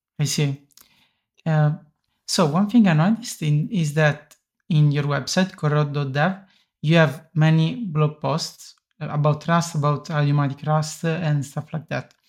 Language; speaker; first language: English; non-native, fluent; Italian